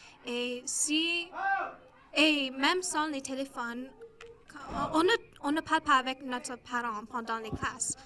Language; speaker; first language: French; non-native, local second language; English